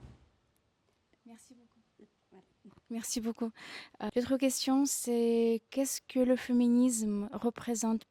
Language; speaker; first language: French; non-native, fluent; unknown